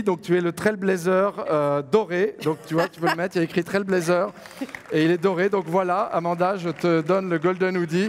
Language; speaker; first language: French; native; French